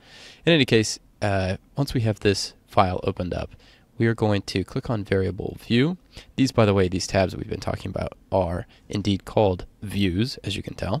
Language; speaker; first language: English; native; English